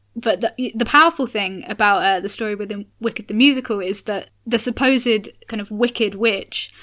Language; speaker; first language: English; native; English